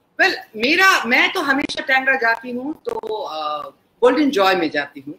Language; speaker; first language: Hindi; non-native, local second language; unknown